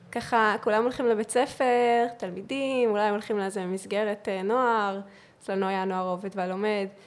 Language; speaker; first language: Hebrew; native; Hebrew